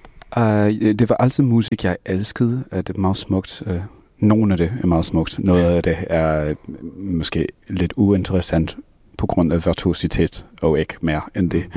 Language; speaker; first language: Danish; non-native, fluent; English